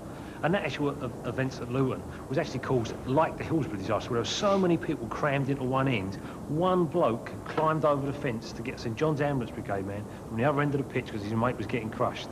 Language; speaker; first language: English; native; English